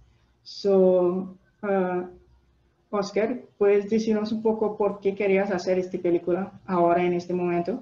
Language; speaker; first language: Spanish; non-native, fluent; English